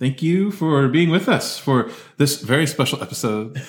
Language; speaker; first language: English; native; English